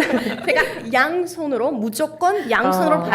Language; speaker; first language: Korean; non-native, fluent; Spanish